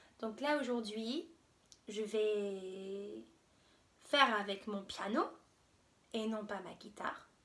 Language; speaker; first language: French; non-native, fluent; English